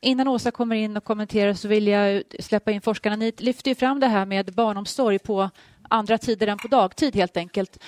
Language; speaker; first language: Swedish; native; Swedish